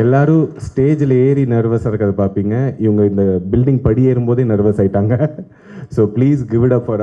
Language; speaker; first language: Tamil; native; Tamil